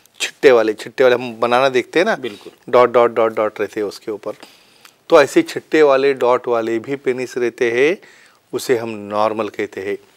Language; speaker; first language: Hindi; non-native, local second language; Marathi